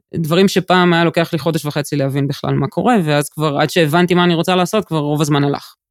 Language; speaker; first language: Hebrew; native; Hebrew